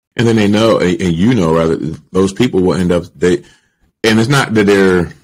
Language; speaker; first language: English; native; English